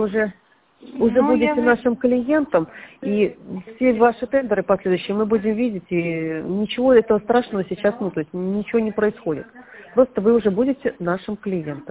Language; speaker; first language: Russian; native; Russian